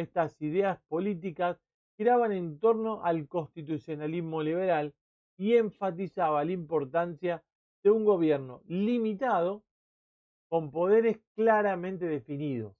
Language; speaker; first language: Spanish; native; Spanish